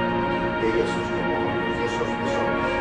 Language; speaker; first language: Spanish; native; Spanish